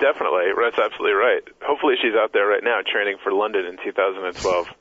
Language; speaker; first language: English; native; English